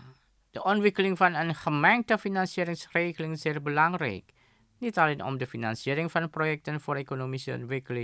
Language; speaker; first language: Dutch; non-native, fluent; Indonesian